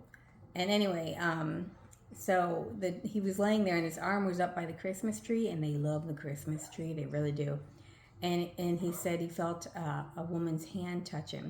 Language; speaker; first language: English; native; English